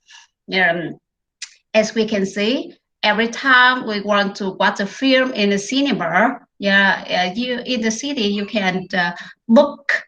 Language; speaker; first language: English; non-native, learner; Vietnamese